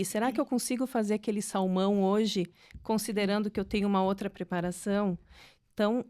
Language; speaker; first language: Portuguese; native; Portuguese